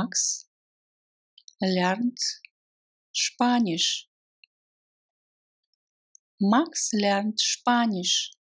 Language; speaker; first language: German; non-native, fluent; Russian